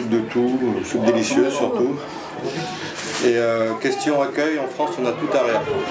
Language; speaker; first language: French; native; French